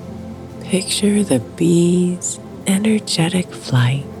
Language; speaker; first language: English; native; English